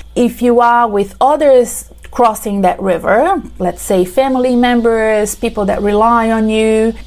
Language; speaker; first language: English; non-native, fluent; Portuguese